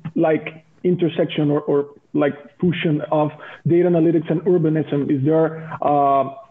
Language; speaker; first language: English; non-native, fluent; Spanish